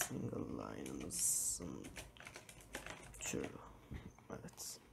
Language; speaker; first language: Turkish; native; Turkish